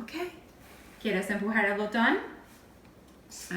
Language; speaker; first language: Spanish; non-native, learner; English